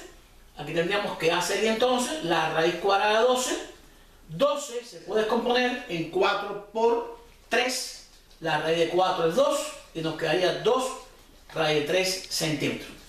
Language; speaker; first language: Spanish; native; Spanish